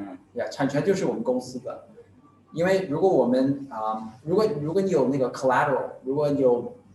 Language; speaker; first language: Chinese; non-native, fluent; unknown